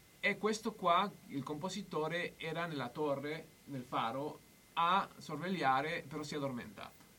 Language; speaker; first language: Italian; non-native, fluent; Spanish